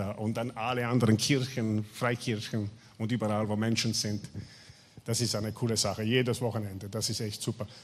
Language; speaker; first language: German; non-native, fluent; Italian